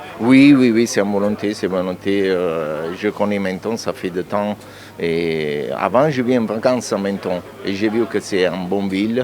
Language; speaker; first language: French; non-native, learner; Italian